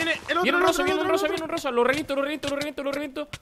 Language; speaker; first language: Spanish; native; Spanish